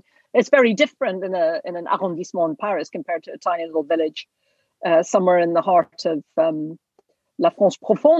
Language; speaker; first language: English; native; English